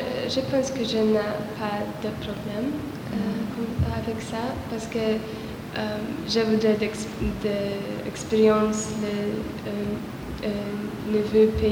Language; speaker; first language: French; non-native, learner; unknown